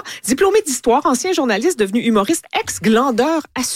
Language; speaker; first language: French; native; French